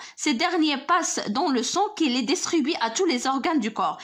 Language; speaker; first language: French; non-native, local second language; Arabic